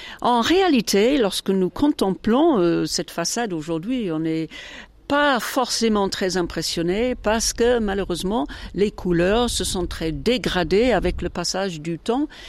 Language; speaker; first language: French; native; French